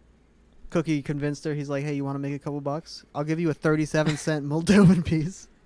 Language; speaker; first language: English; native; English